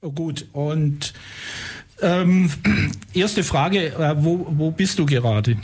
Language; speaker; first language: German; native; German